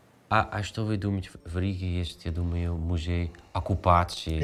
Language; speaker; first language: Russian; non-native, fluent; Dutch